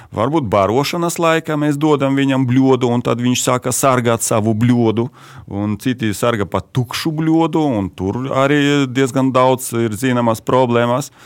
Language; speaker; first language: Latvian; non-native, local second language; Russian